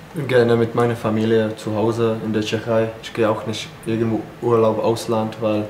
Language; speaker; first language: German; non-native, fluent; Czech